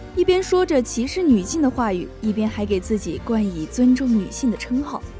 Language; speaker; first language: Chinese; native; Chinese